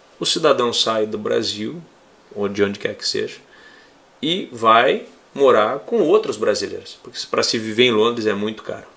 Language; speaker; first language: Portuguese; native; Portuguese